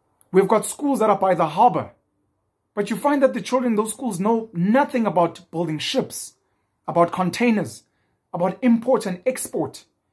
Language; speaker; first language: English; non-native, local second language; Zulu